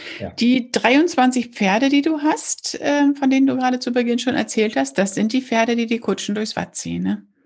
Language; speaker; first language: German; native; German